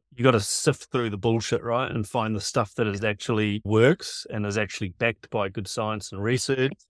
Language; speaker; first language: English; native; English